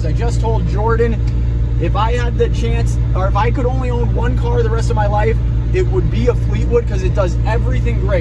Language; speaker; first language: English; native; English